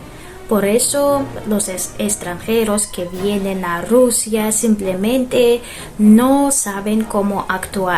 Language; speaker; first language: Spanish; non-native, fluent; Russian